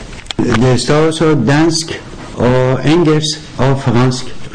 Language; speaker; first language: Danish; non-native, learner; Persian